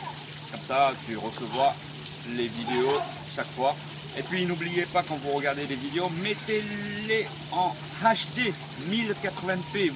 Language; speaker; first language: French; early bilingual, other home language; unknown